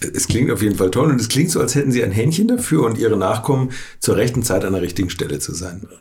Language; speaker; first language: German; native; German